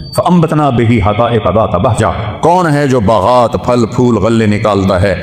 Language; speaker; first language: Urdu; non-native, local second language; Punjabi